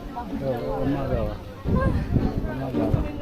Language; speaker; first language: Korean; non-native, learner; Indonesian